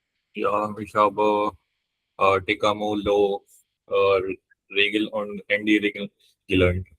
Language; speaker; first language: German; non-native, learner; Hindi